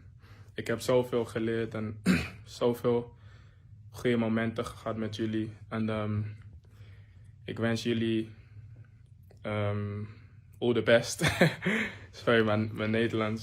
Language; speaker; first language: Dutch; non-native, learner; English